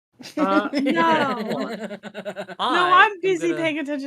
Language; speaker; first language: English; native; English